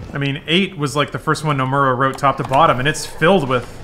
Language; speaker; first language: English; native; English